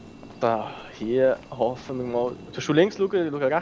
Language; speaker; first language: German; native; German